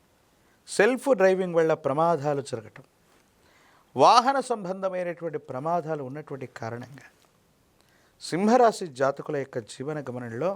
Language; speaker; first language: Telugu; native; Telugu